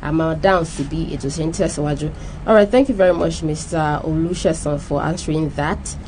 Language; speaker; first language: English; non-native, local second language; Yoruba